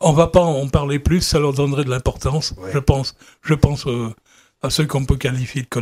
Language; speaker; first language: French; native; French